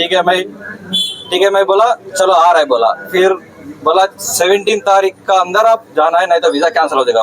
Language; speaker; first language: Hindi; non-native, local second language; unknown